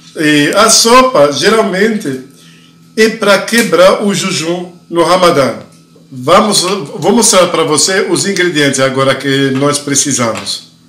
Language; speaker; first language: Portuguese; non-native, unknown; Arabic